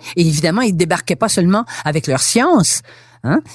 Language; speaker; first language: French; native; French